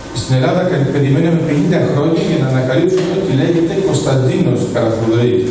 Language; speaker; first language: Greek; early bilingual, heritage; Greek